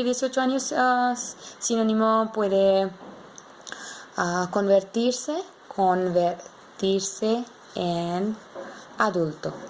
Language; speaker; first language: Spanish; non-native, learner; English